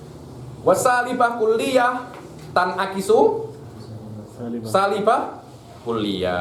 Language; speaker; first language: Arabic; non-native, fluent; Indonesian